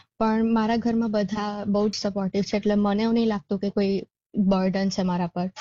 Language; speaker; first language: Gujarati; early bilingual, heritage; Gujarati